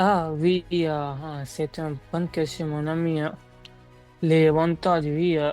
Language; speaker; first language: French; non-native, learner; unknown